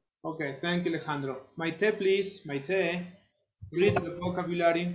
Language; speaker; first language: English; non-native, fluent; Spanish